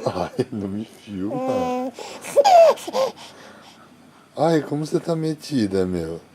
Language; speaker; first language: Portuguese; native; Portuguese